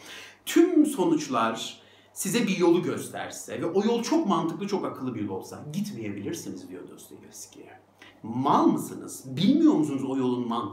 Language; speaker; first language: Turkish; native; Turkish